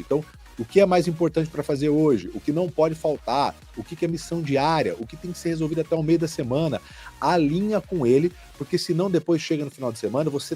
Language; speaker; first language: Portuguese; native; Portuguese